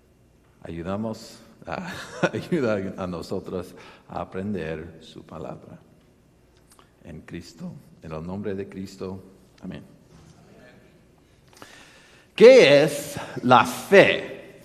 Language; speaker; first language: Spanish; non-native, learner; English